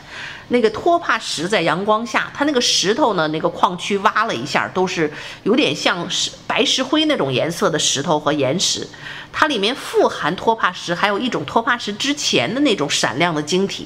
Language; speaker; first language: Chinese; native; Chinese